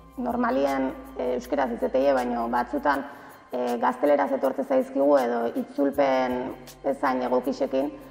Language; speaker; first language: Basque; native; Basque